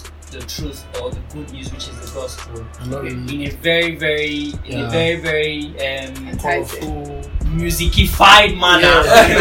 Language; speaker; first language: English; non-native, local second language; Yoruba